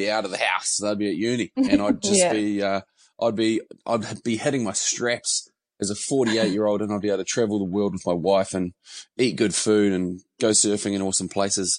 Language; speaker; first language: English; native; English